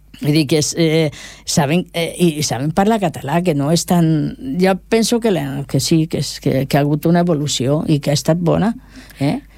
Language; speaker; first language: Catalan; non-native, local second language; Spanish